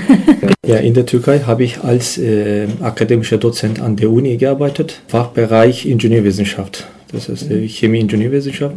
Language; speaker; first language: German; non-native, learner; Turkish